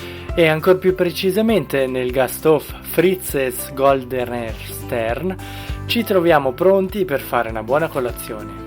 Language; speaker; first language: Italian; native; Italian